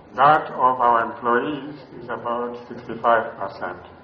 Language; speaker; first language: English; non-native, local second language; Luyia